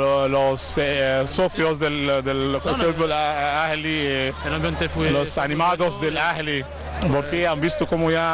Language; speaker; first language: Spanish; non-native, learner; Arabic